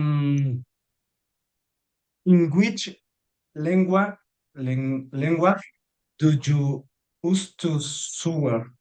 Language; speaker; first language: English; non-native, learner; Spanish